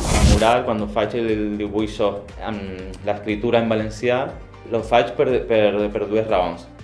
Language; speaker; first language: Catalan; non-native, local second language; Spanish